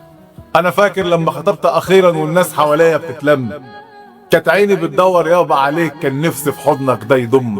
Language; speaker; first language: Arabic; native; Arabic